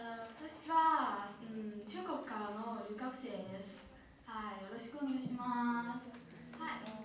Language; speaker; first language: Japanese; non-native, learner; Chinese